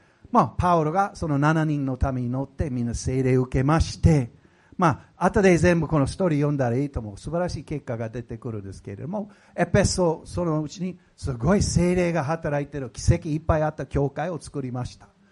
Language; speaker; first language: Japanese; non-native, fluent; English